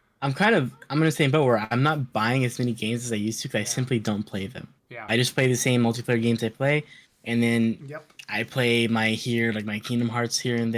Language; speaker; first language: English; native; English